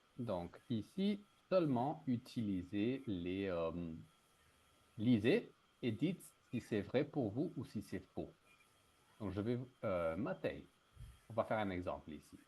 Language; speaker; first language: French; native; French